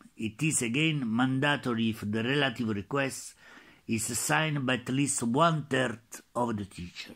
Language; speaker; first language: English; non-native, learner; Italian